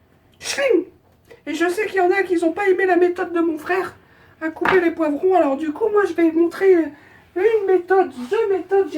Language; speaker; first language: French; native; French